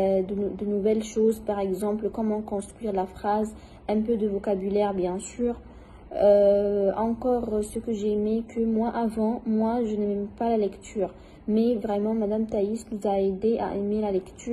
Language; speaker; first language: French; non-native, fluent; Arabic